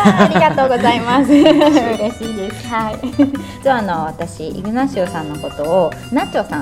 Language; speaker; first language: Japanese; native; Japanese